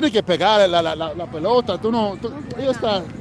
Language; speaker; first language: Spanish; non-native, fluent; English